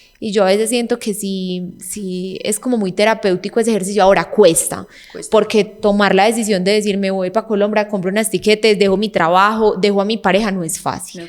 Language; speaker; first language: Spanish; native; Spanish